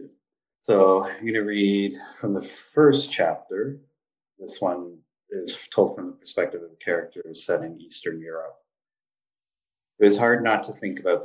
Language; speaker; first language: English; native; English